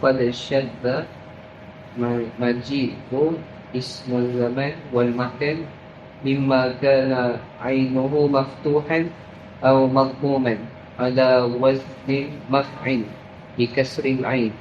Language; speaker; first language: Arabic; non-native, learner; Malay